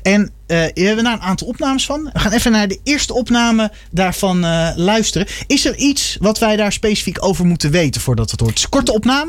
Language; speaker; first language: Dutch; native; Dutch